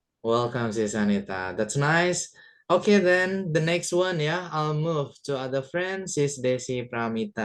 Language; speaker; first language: English; non-native, fluent; Indonesian